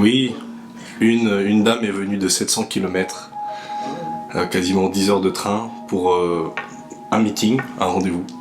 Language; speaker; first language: French; native; French